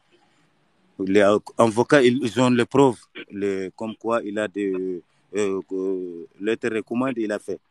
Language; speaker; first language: French; non-native, learner; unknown